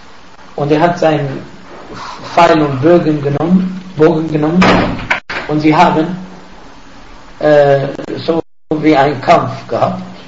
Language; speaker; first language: German; non-native, fluent; Arabic